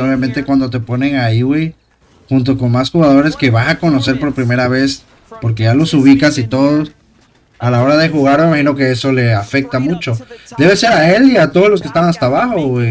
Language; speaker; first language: Spanish; native; Spanish